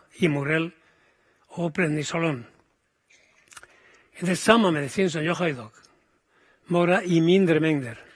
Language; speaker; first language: Swedish; non-native, fluent; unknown